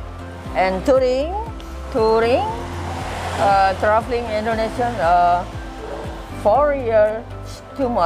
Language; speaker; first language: English; non-native, learner; Thai